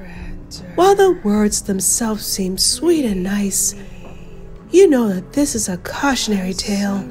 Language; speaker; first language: English; native; English